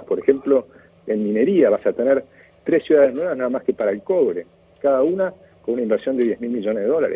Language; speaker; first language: Spanish; native; Spanish